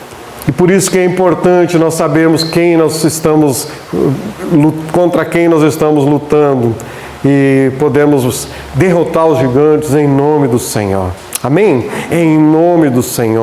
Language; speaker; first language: Portuguese; native; Portuguese